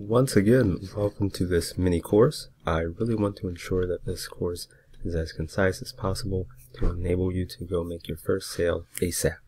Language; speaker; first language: English; native; English